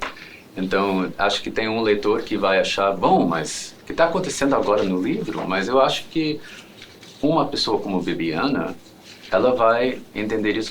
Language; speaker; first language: Portuguese; non-native, fluent; English